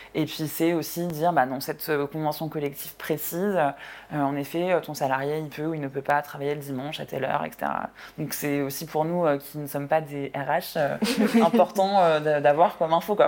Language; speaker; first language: French; native; French